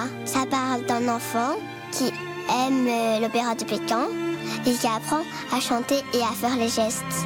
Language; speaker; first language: French; early bilingual, other home language; Chinese